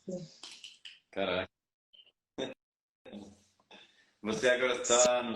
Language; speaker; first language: Portuguese; non-native, fluent; Spanish